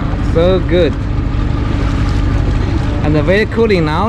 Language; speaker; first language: English; non-native, learner; Chinese